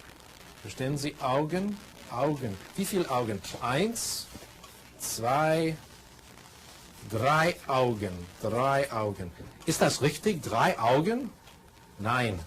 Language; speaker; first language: German; non-native, fluent; English